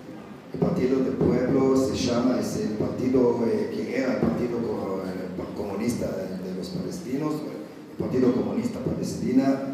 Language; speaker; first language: Spanish; non-native, learner; Hebrew